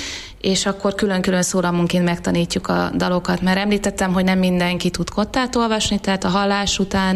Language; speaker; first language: Hungarian; native; Hungarian